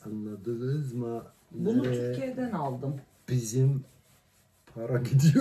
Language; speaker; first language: Turkish; non-native, learner; Swedish